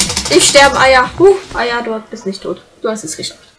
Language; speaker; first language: German; native; German